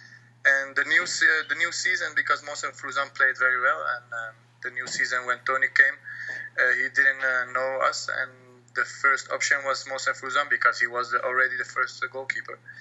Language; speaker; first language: English; non-native, fluent; Dutch